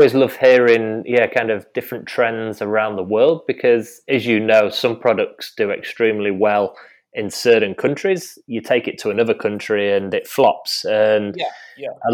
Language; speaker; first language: English; native; English